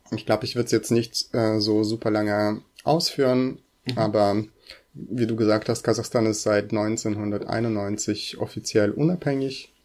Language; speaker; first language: German; early bilingual, other home language; Russian